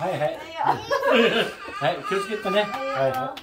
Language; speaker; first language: Japanese; native; Japanese